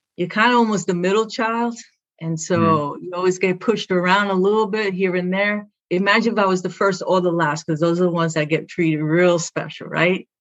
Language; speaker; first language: English; early bilingual, other home language; Spanish